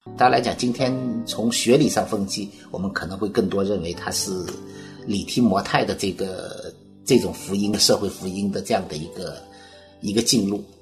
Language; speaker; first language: Chinese; native; Chinese